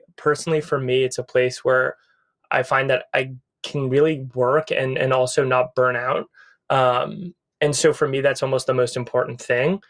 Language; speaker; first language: English; native; English